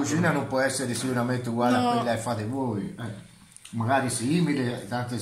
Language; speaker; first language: Italian; native; Italian